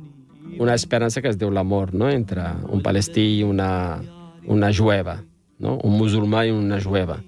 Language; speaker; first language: Catalan; non-native, fluent; Riffian